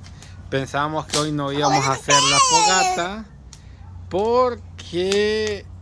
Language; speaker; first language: Spanish; native; Spanish